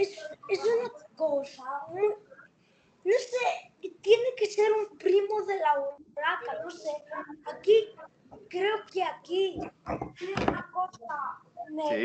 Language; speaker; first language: Spanish; early bilingual, heritage; Spanish